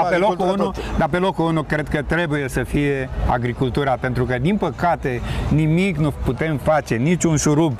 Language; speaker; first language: Romanian; native; Romanian